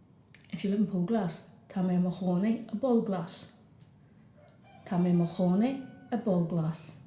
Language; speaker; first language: Irish; non-native, fluent; English